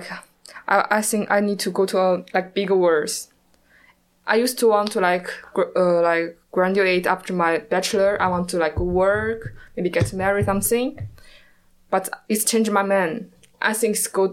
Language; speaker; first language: English; non-native, learner; Chinese